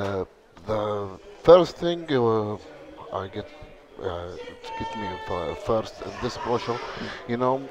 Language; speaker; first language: English; non-native, learner; Arabic